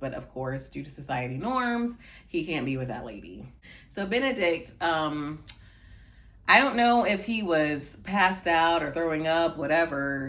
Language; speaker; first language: English; native; English